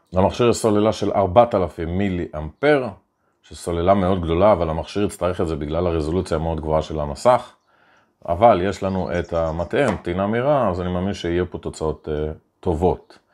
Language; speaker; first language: Hebrew; native; Hebrew